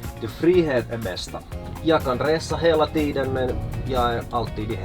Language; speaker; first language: Swedish; non-native, local second language; Finnish